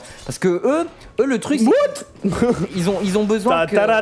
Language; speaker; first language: French; native; French